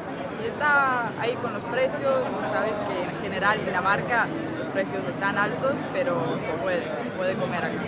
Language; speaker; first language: Spanish; non-native, fluent; Danish